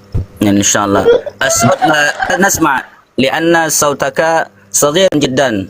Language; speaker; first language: Arabic; non-native, learner; Indonesian